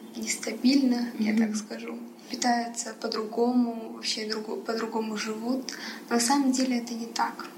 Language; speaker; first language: Russian; early bilingual, other home language; Persian